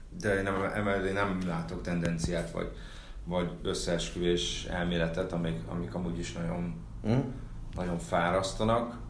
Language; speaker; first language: Hungarian; native; Hungarian